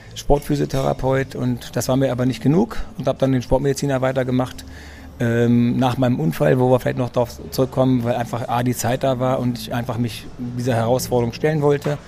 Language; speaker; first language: German; early bilingual, other home language; Greek